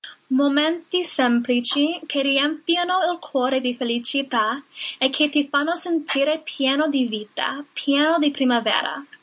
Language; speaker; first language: Italian; non-native, fluent; English